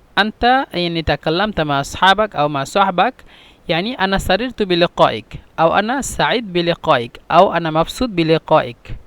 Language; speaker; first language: Egyptian Arabic; non-native, fluent; Bangla